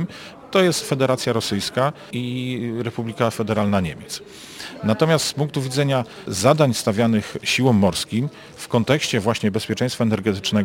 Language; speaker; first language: Polish; native; Polish